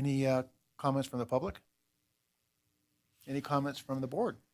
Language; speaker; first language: English; native; English